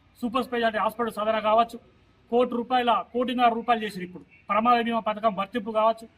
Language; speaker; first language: Telugu; native; Telugu